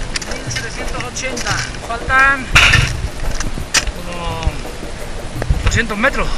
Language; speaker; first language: Spanish; native; Spanish